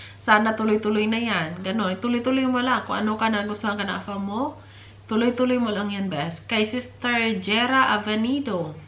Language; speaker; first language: Filipino; non-native, local second language; Cebuano